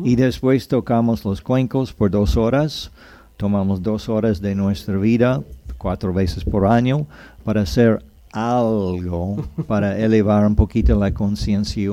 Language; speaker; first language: Spanish; non-native, fluent; English